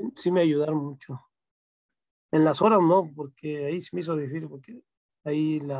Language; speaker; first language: Spanish; native; Spanish